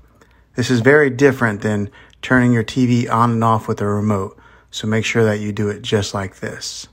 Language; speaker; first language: English; native; English